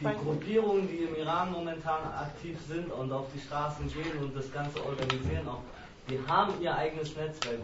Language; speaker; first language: German; native; German